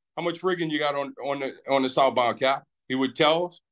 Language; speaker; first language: English; native; English